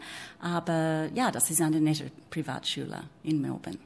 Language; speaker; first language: German; non-native, fluent; English